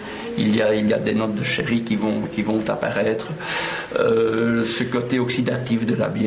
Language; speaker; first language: French; native; French